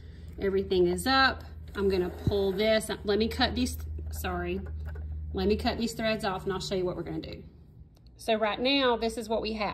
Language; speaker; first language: English; native; English